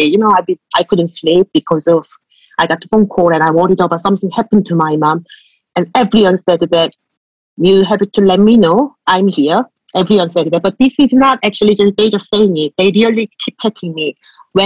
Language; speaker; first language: English; non-native, fluent; Korean